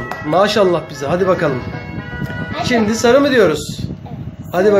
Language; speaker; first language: Turkish; native; Turkish